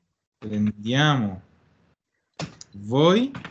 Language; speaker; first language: Italian; non-native, fluent; Spanish